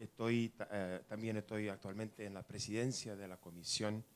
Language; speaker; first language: Spanish; non-native, fluent; English